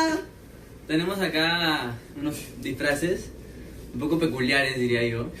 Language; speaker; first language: Spanish; native; Spanish